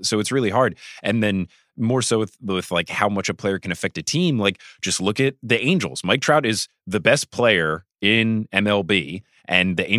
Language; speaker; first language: English; native; English